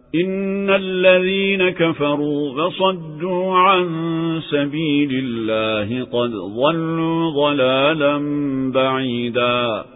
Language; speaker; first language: Arabic; non-native, fluent; Turkish